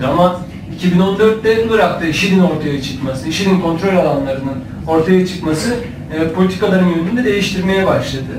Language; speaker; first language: Turkish; native; Turkish